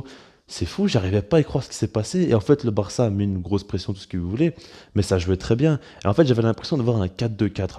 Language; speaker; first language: French; native; French